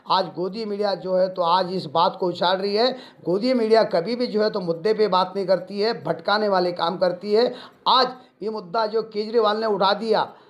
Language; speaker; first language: Hindi; non-native, local second language; Urdu